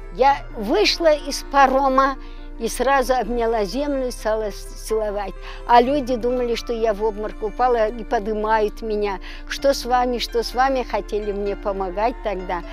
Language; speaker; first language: Russian; non-native, local second language; Crimean Tatar